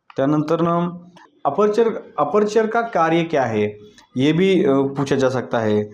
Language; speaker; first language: Hindi; non-native, local second language; Marathi